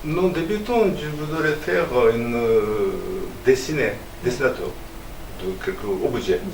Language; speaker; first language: French; non-native, learner; Japanese